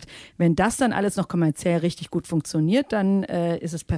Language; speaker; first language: German; native; German